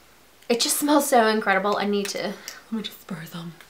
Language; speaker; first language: English; native; English